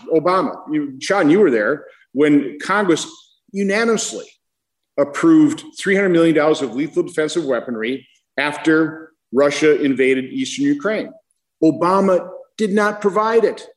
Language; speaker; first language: English; native; English